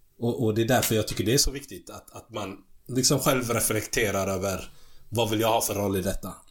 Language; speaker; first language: Swedish; early bilingual, other home language; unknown